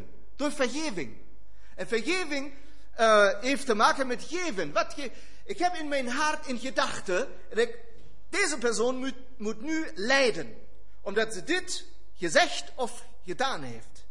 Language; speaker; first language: Dutch; non-native, fluent; German